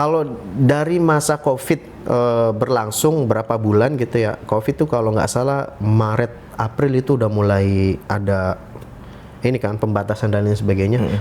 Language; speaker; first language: Indonesian; native; Indonesian